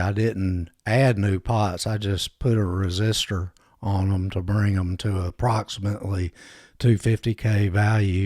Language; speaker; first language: English; native; English